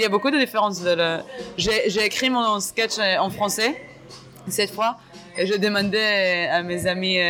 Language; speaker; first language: French; non-native, learner; Hebrew